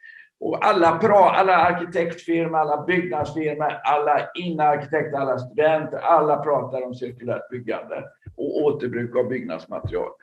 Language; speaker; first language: Swedish; native; Swedish